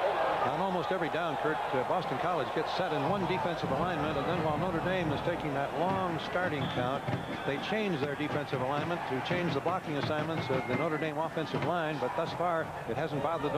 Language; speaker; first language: English; native; English